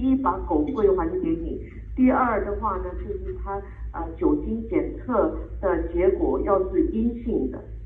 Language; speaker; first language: Chinese; native; Chinese